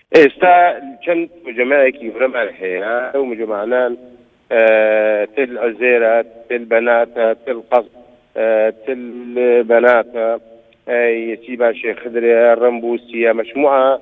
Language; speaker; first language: Central Kurdish; non-native, local second language; Kurdish